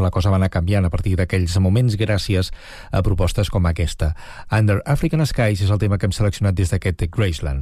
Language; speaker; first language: Catalan; native; Catalan